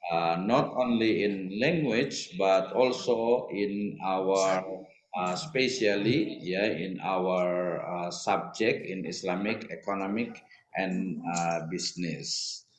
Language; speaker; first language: English; non-native, learner; Indonesian